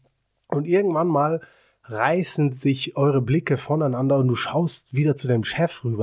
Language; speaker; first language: German; native; German